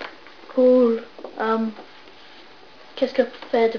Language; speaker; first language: French; non-native, learner; English